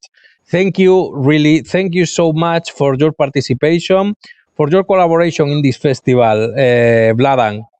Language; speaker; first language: English; non-native, learner; Galician